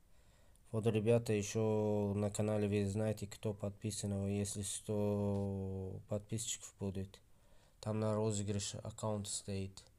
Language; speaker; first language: Russian; non-native, fluent; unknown